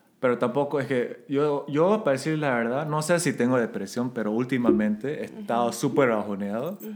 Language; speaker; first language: Spanish; early bilingual, other home language; Korean